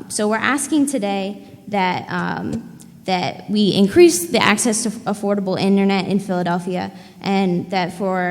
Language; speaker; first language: English; native; English